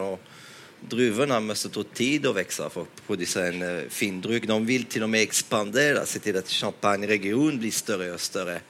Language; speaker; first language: Swedish; non-native, fluent; French